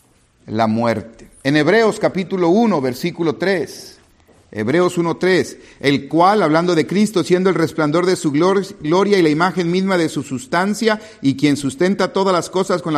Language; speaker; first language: Spanish; native; Spanish